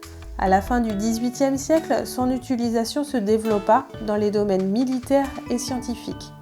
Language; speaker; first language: French; native; French